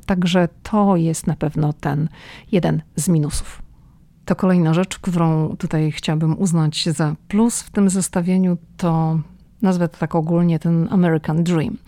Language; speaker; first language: Polish; native; Polish